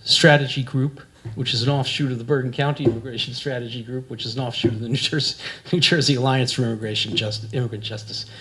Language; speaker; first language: English; native; English